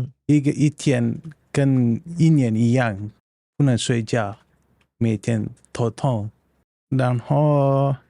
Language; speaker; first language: Chinese; non-native, learner; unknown